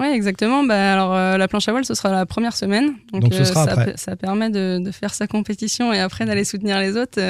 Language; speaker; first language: French; native; French